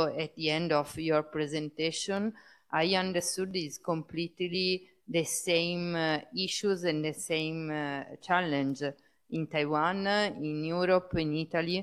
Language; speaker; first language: English; non-native, fluent; Italian